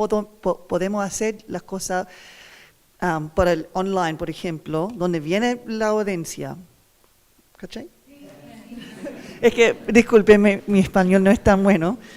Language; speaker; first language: Spanish; non-native, learner; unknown